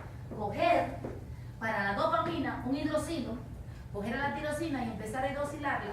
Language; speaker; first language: Spanish; native; Spanish